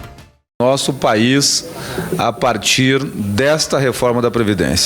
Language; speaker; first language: Portuguese; native; Portuguese